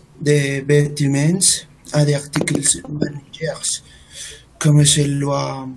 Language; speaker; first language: French; non-native, learner; Spanish